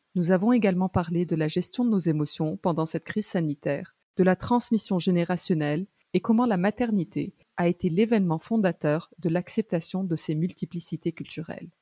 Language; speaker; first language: French; early bilingual, other home language; Arabic